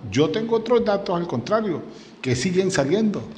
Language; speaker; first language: Spanish; native; Spanish